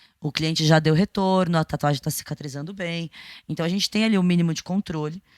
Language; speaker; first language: Portuguese; native; Portuguese